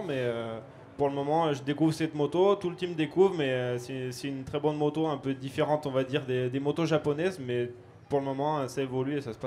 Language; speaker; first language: French; native; French